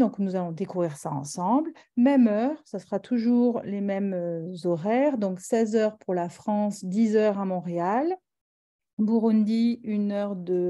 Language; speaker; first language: French; native; French